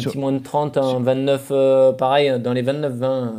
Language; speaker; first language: French; native; French